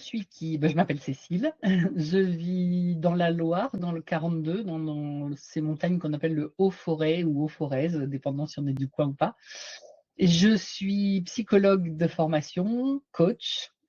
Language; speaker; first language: French; native; French